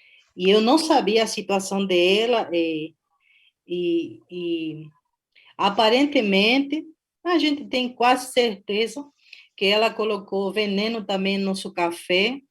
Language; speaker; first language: Portuguese; non-native, fluent; Spanish